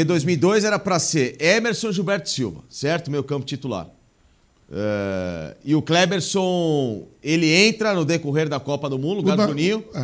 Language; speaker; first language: Portuguese; native; Portuguese